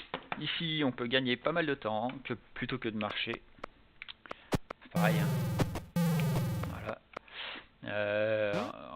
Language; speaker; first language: French; native; French